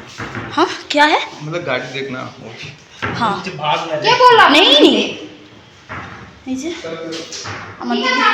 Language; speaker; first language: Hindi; non-native, local second language; Bangla